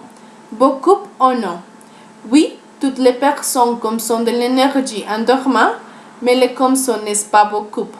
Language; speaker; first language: French; non-native, learner; Spanish